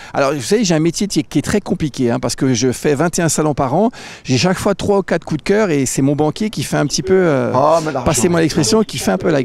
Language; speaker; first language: French; native; French